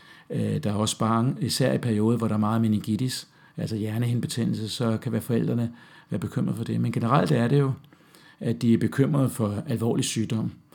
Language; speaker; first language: Danish; native; Danish